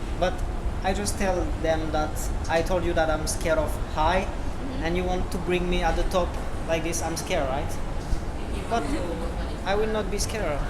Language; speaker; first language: English; non-native, learner; French